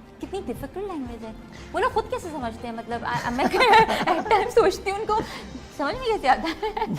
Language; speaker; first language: Urdu; native; Urdu